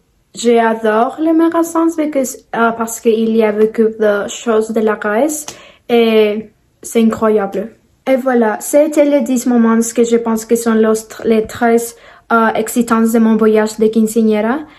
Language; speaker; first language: French; non-native, learner; Spanish